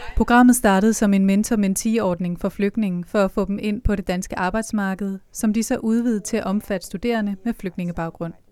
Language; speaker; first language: Danish; native; Danish